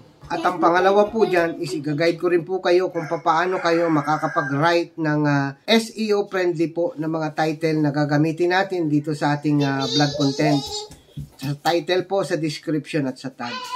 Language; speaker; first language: Filipino; native; Filipino